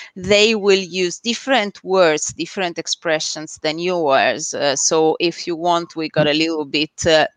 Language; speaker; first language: English; non-native, fluent; Italian